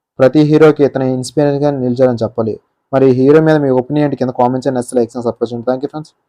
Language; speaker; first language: Telugu; native; Telugu